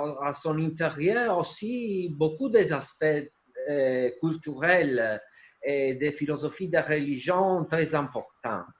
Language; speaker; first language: French; non-native, fluent; Italian